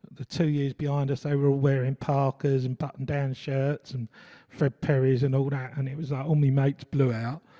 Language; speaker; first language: English; native; English